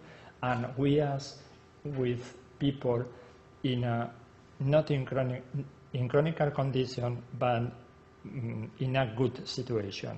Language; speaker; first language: English; non-native, learner; Spanish